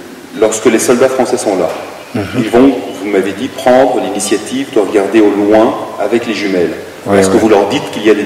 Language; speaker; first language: French; native; French